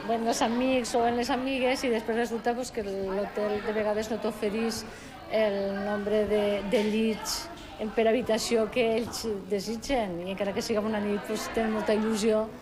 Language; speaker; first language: Catalan; native; Catalan